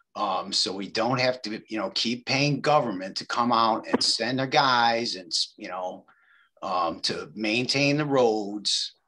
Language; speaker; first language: English; native; English